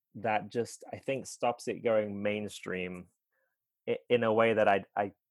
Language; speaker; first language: English; native; English